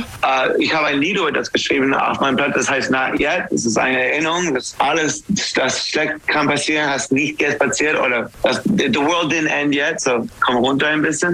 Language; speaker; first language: German; non-native, learner; English